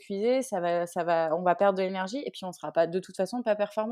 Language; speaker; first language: French; native; French